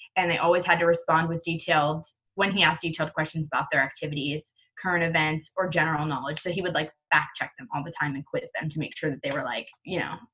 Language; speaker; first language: English; native; English